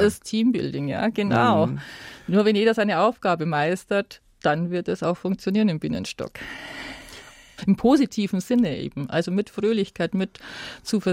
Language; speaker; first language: German; native; German